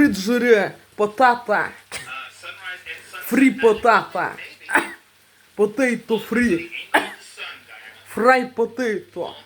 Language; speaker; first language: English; non-native, learner; Russian